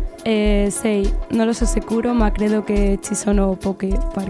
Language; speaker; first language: Italian; non-native, learner; Spanish